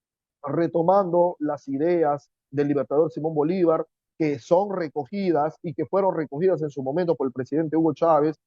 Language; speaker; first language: Spanish; native; Spanish